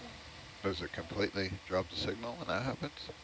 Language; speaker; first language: English; native; English